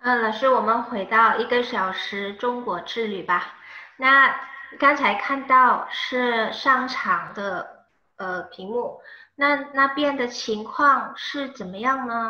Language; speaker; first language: Chinese; non-native, fluent; Indonesian